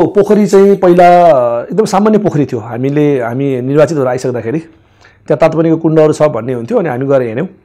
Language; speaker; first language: Nepali; non-native, local second language; Gurung